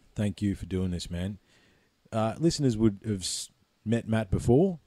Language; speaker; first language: English; native; English